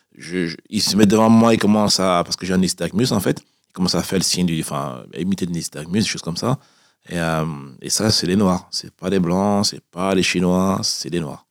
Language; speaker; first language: French; early bilingual, other home language; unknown